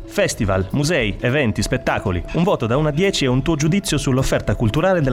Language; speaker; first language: Italian; native; Italian